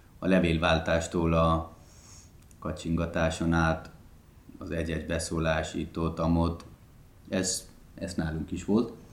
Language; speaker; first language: Hungarian; non-native, fluent; Hindi